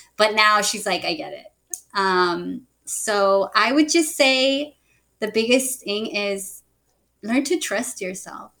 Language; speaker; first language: English; early bilingual, other home language; Spanish